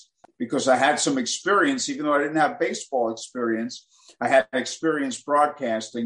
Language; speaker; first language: English; native; English